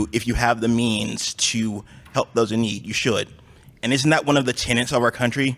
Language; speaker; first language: English; native; English